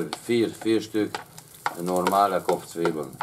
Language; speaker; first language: German; non-native, learner; Hungarian